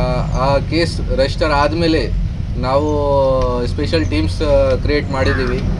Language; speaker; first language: Kannada; non-native, fluent; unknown